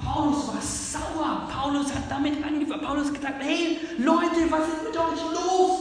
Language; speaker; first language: German; non-native, fluent; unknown